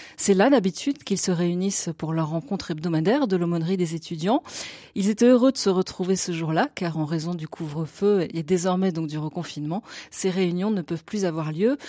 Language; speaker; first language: French; native; French